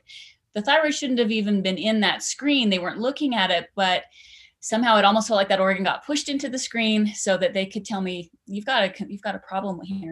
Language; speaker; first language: English; native; English